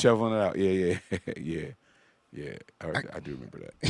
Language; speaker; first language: English; native; English